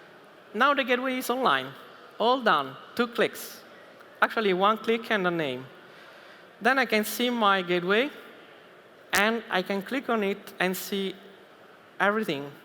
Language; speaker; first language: English; non-native, fluent; Italian